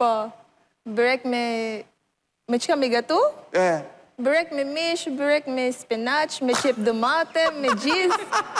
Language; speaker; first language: Albanian; non-native, learner; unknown